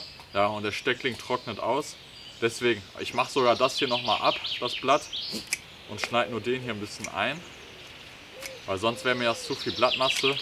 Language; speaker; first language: German; native; German